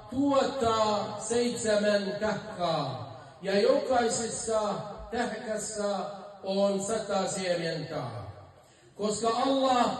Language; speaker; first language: Finnish; non-native, fluent; Arabic